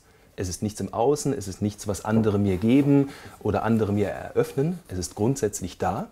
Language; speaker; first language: German; native; German